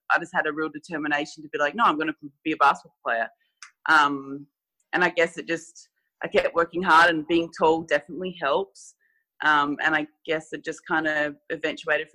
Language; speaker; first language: English; native; English